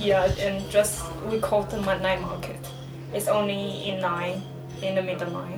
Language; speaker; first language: English; non-native, learner; Chinese